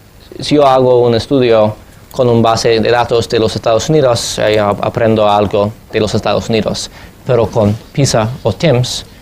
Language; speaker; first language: Spanish; non-native, fluent; English